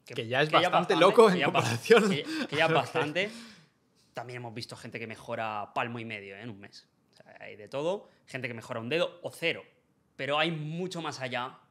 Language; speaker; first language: Spanish; native; Spanish